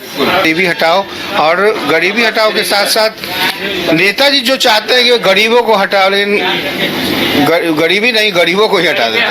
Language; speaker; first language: Hindi; native; Hindi